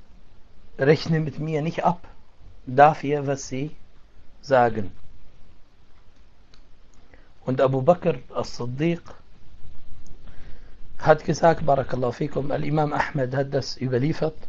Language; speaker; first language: German; non-native, fluent; Arabic